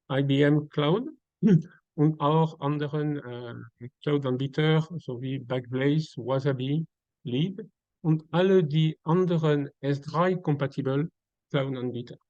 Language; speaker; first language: German; non-native, learner; French